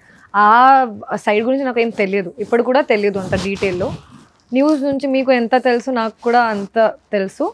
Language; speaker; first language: Telugu; non-native, local second language; Hindi